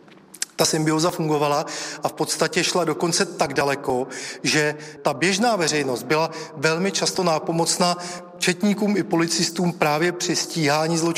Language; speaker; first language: Czech; native; Czech